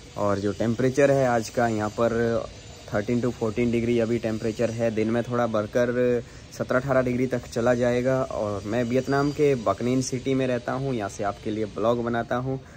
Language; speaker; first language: Hindi; native; Hindi